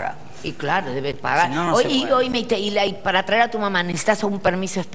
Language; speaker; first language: Spanish; native; Spanish